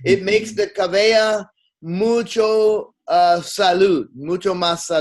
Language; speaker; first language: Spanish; non-native, learner; English